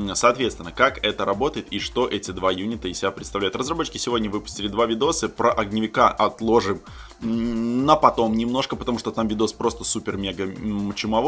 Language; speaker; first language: Russian; native; Russian